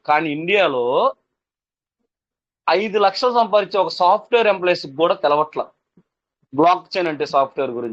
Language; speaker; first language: Telugu; native; Telugu